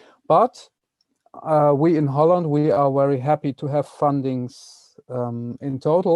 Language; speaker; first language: English; non-native, fluent; Dutch